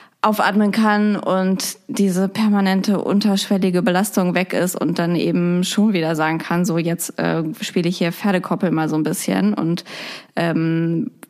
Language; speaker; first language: German; native; German